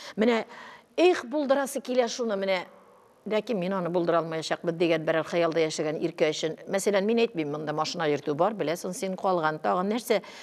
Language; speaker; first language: Tatar; native; Tatar